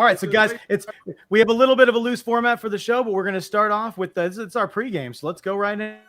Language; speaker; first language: English; native; English